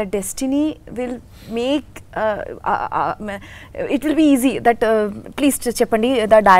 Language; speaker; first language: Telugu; non-native, learner; Bangla